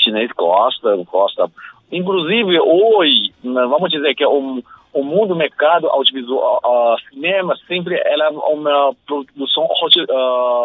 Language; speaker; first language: Portuguese; non-native, fluent; Chinese